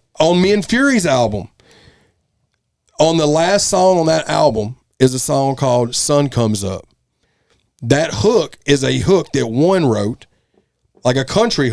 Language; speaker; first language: English; native; English